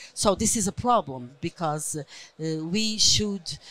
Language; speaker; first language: English; non-native, fluent; Portuguese